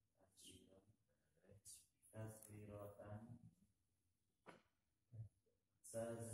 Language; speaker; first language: Arabic; non-native, learner; Indonesian